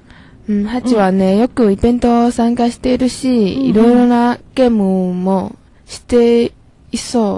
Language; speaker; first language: Japanese; non-native, learner; Chinese